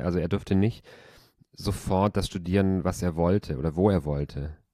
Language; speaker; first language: German; native; German